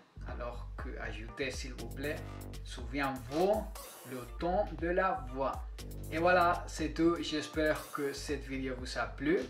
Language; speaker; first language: French; non-native, fluent; Spanish